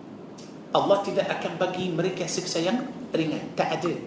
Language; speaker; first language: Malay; non-native, fluent; Arabic